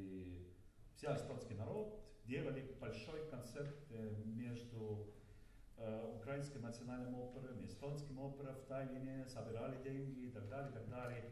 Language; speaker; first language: Russian; non-native, learner; Estonian